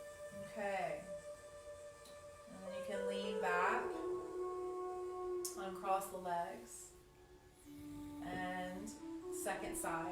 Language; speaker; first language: English; native; English